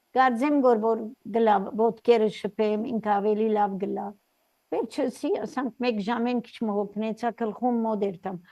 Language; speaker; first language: Armenian; early bilingual, heritage; Armenian